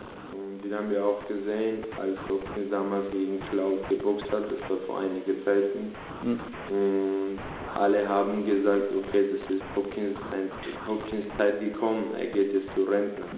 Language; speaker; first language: German; early bilingual, other home language; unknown